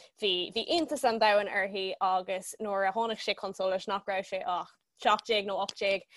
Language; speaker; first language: Irish; non-native, local second language; English